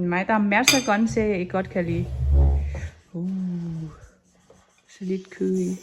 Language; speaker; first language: Danish; non-native, learner; Thai